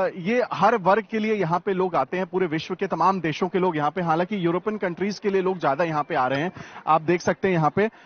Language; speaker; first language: Hindi; native; Hindi